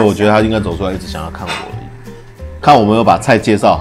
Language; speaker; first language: Chinese; native; Chinese